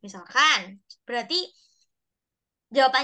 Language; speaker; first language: Indonesian; native; Indonesian